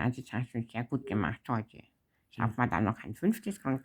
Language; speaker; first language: German; native; German